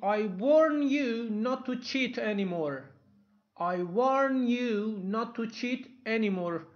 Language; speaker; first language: English; non-native, fluent; Persian